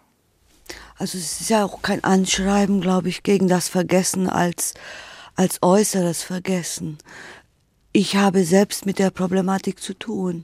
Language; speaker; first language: German; native; German